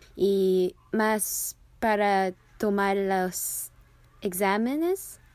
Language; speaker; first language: English; native; English